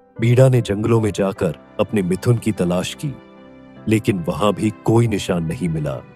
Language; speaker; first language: Hindi; non-native, local second language; Nyishi